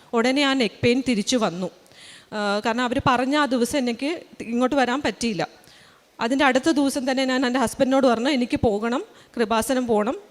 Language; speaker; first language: Malayalam; early bilingual, heritage; Malayalam